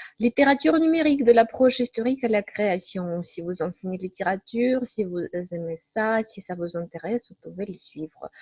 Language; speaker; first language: French; non-native, fluent; Russian